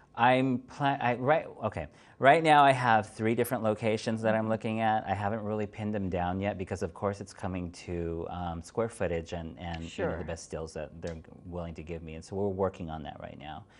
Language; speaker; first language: English; native; English